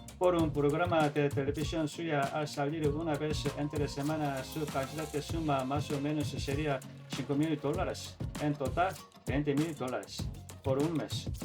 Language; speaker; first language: Spanish; non-native, learner; Korean